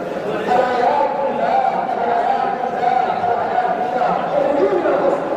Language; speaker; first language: Arabic; non-native, fluent; Urdu